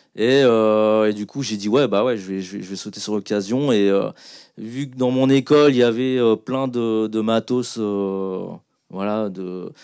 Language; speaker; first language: French; native; French